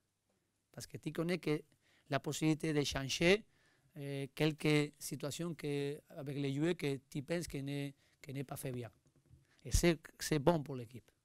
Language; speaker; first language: French; non-native, learner; Spanish